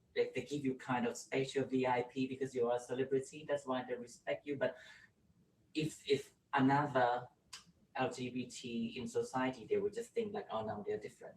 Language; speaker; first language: English; non-native, learner; Thai